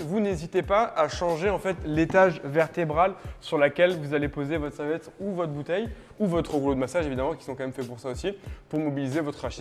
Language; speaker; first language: French; native; French